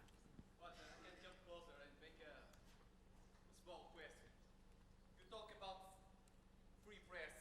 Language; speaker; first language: English; non-native, fluent; Portuguese